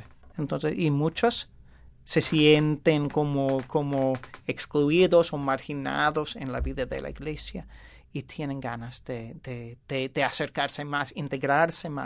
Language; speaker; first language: Spanish; non-native, fluent; English